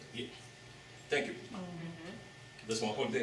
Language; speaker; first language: English; non-native, local second language; French